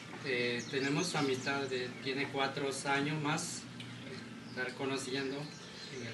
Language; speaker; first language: Spanish; non-native, local second language; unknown